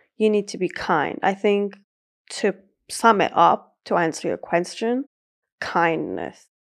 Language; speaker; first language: English; early bilingual, other home language; Persian